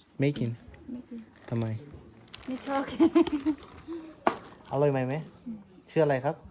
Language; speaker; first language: Thai; non-native, learner; Turkish